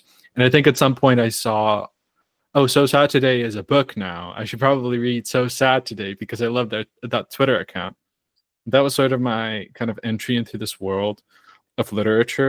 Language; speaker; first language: English; non-native, fluent; Croatian